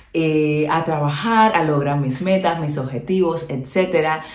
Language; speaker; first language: Spanish; native; Spanish